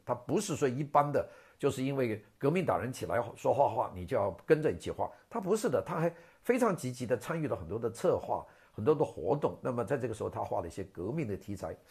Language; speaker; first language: Chinese; non-native, local second language; Cantonese